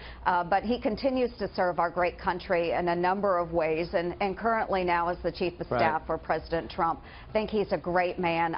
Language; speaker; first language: English; native; English